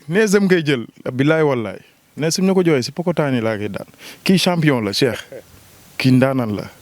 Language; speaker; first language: Wolof; non-native, local second language; Jola-Fonyi